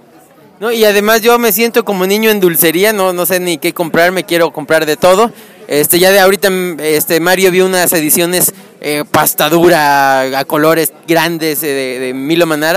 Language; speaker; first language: Spanish; native; Spanish